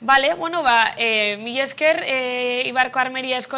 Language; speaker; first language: Basque; native; Basque